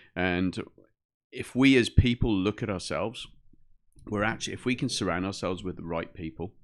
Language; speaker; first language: English; native; English